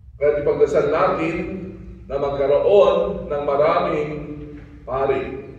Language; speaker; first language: Filipino; non-native, local second language; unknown